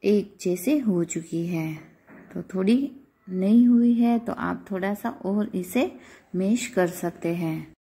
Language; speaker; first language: Hindi; non-native, local second language; Gujarati